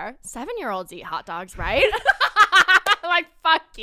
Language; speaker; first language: English; native; English